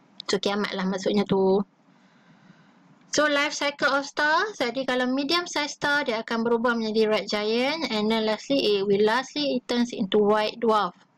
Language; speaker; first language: English; non-native, local second language; Malay